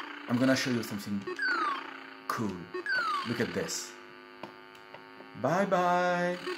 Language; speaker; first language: English; non-native, learner; French